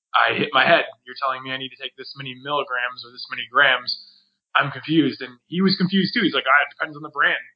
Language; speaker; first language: English; native; English